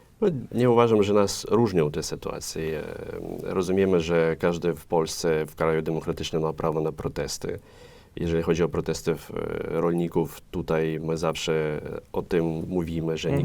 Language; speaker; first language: Polish; non-native, fluent; Ukrainian